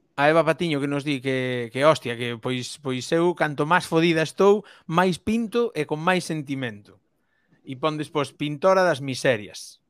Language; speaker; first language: Galician; native; Galician